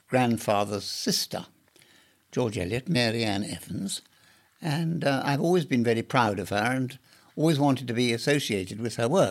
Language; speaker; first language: English; native; English